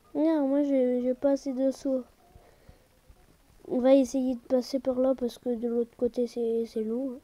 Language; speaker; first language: French; native; French